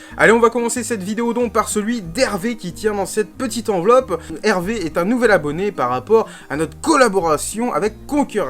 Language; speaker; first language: French; native; French